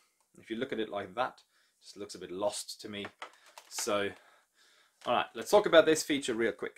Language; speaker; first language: English; non-native, fluent; German